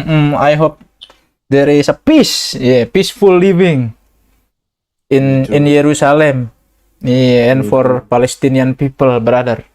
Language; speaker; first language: English; non-native, learner; Indonesian